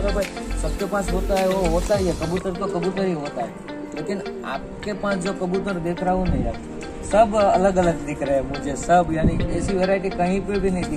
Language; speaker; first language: Hindi; non-native, local second language; Gujarati